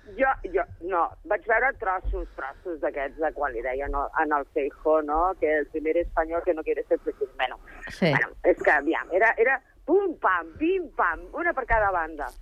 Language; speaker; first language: Catalan; native; Catalan